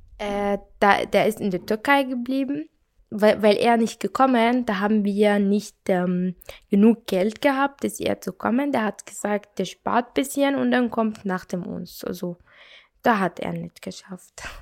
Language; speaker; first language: German; non-native, learner; Arabic